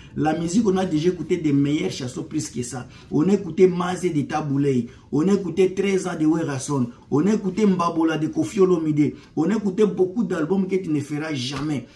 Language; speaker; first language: French; non-native, local second language; Lingala